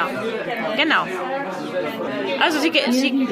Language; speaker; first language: German; non-native, learner; French